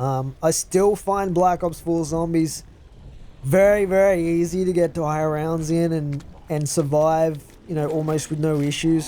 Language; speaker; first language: English; native; English